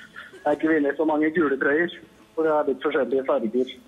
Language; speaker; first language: Norwegian; native; Norwegian